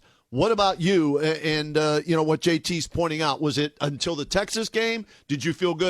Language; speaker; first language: English; native; English